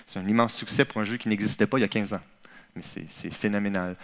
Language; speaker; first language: French; native; French